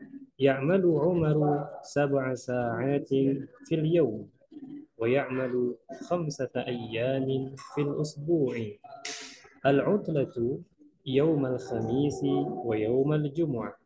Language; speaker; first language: Arabic; non-native, fluent; Indonesian